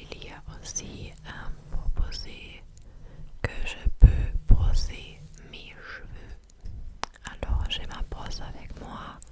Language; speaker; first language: French; non-native, fluent; English